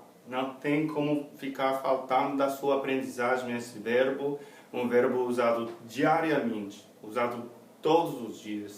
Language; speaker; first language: Portuguese; non-native, fluent; English